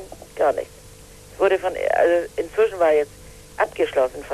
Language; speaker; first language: German; native; German